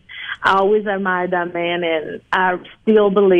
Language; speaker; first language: English; non-native, fluent; Spanish